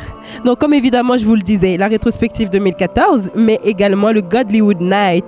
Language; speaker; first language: French; native; French